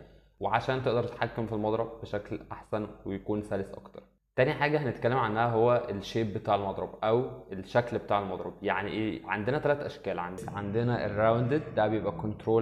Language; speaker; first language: Arabic; native; Arabic